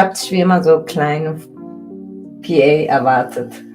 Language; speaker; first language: German; early bilingual, other home language; Turkish